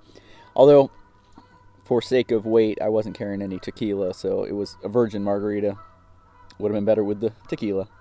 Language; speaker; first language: English; native; English